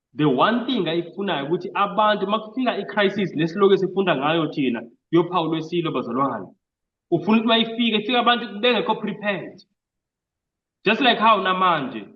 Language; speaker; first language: Zulu; non-native, local second language; Xhosa